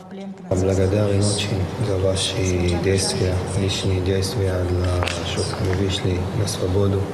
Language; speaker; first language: Russian; early bilingual, heritage; Russian